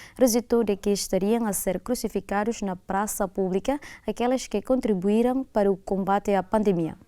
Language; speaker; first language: Portuguese; non-native, local second language; Tetum